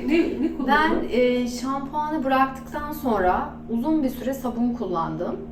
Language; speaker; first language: Turkish; native; Turkish